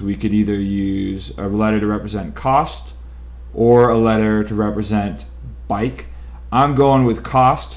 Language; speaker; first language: English; native; English